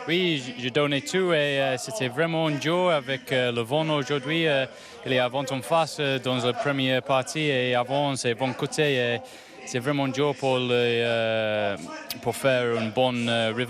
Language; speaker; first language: French; non-native, learner; English